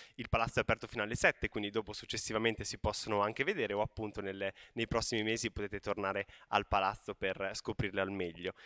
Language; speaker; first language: Italian; native; Italian